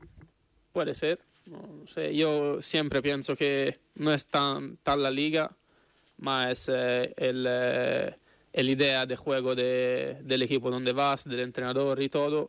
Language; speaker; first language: Spanish; non-native, learner; Italian